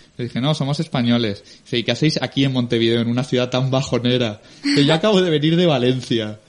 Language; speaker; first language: Spanish; native; Spanish